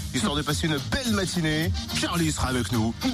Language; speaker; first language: French; native; French